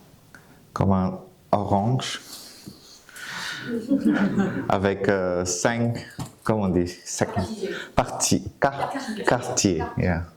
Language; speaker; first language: French; non-native, fluent; Vietnamese